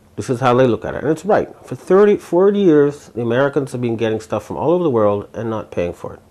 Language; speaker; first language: English; native; English